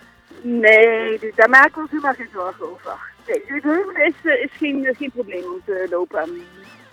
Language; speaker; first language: Dutch; native; Dutch